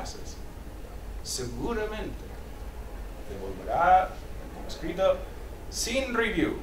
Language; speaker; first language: Spanish; non-native, fluent; English